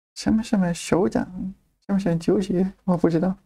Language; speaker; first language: Chinese; non-native, fluent; English